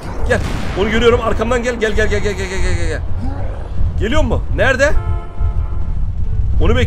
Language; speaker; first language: Turkish; native; Turkish